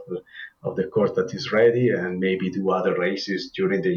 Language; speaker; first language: English; non-native, learner; Italian